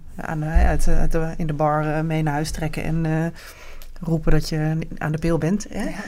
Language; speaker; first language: Dutch; native; Dutch